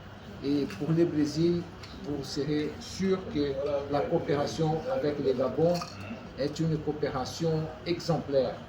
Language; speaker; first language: French; non-native, fluent; Portuguese